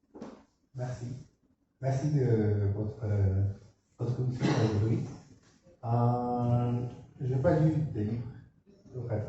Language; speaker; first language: French; non-native, learner; Spanish